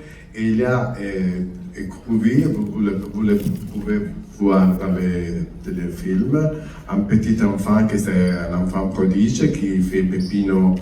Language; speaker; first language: French; non-native, learner; Italian